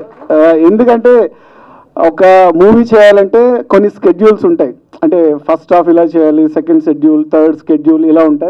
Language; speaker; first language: Telugu; native; Telugu